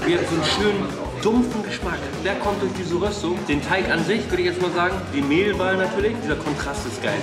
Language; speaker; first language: German; native; German